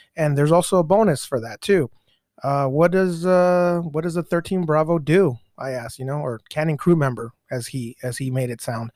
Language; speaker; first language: English; early bilingual, other home language; Spanish